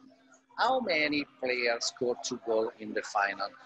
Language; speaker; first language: English; non-native, learner; Italian